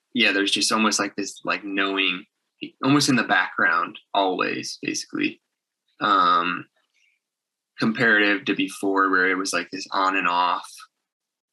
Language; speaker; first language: English; native; English